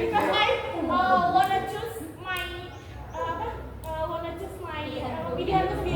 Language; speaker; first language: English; non-native, learner; Indonesian